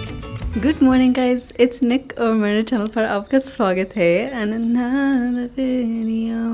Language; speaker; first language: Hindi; non-native, learner; English